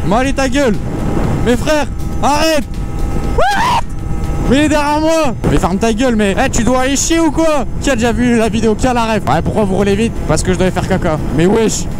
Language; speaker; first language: French; native; French